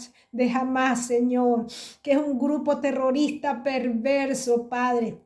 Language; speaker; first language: Spanish; native; Spanish